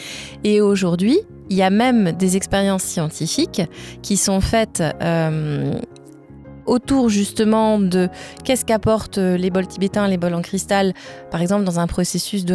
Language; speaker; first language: French; native; French